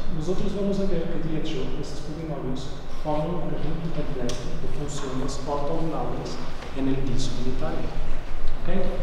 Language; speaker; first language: Spanish; non-native, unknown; Portuguese